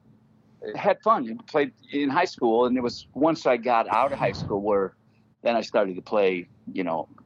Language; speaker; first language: English; native; English